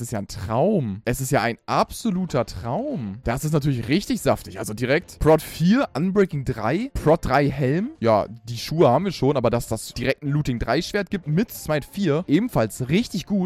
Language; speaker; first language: German; native; German